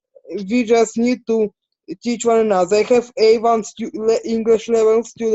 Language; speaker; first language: English; non-native, learner; Ukrainian